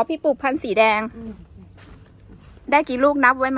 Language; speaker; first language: Thai; native; Thai